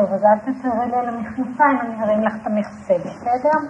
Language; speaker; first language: Hebrew; native; Hebrew